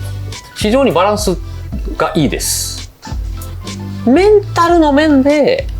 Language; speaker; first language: Japanese; native; Japanese